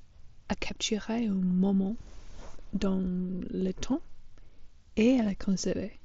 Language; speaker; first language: French; non-native, fluent; English